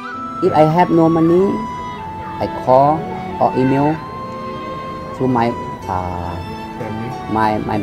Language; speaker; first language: English; non-native, learner; Lao